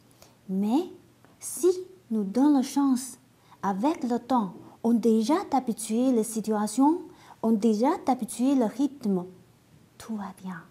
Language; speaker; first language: French; non-native, learner; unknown